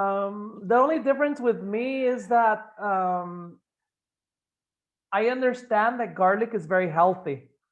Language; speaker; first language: English; non-native, fluent; Spanish